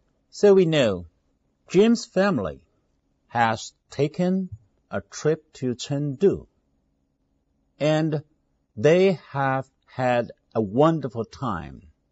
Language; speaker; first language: English; non-native, fluent; Chinese